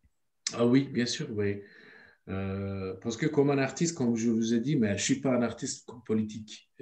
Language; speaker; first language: French; non-native, learner; Turkish